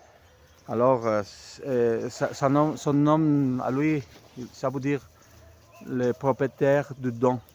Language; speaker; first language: French; non-native, fluent; Spanish